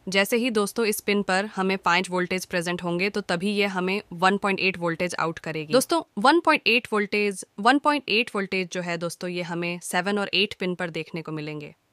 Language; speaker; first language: Hindi; native; Hindi